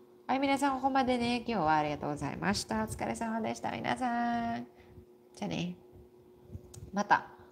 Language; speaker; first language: Japanese; non-native, fluent; Filipino